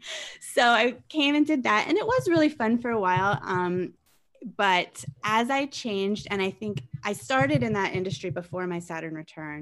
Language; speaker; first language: English; native; English